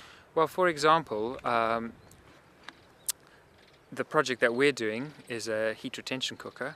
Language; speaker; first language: English; native; English